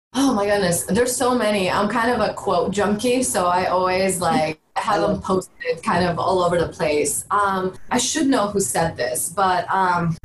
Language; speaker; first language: English; early bilingual, other home language; Bulgarian